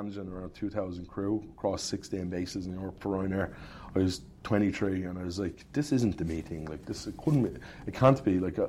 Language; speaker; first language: English; native; English